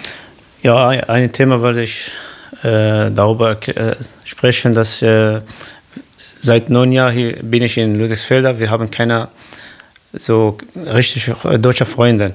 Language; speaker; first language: German; non-native, learner; Arabic